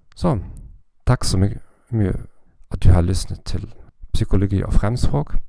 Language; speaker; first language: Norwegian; non-native, learner; German